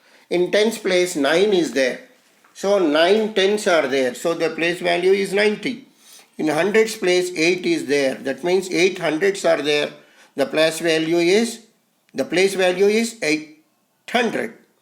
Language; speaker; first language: English; non-native, local second language; Telugu